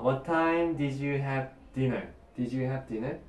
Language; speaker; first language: English; non-native, fluent; Korean